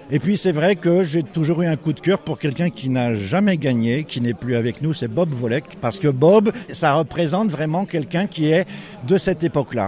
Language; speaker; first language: French; native; French